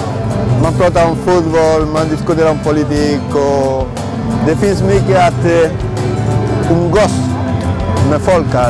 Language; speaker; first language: Swedish; non-native, fluent; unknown